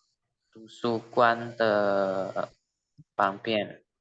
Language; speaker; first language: Chinese; non-native, learner; Indonesian